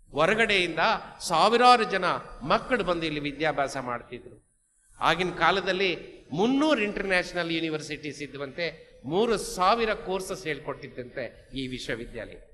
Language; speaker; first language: Kannada; non-native, local second language; Telugu